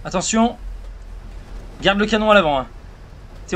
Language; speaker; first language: French; native; French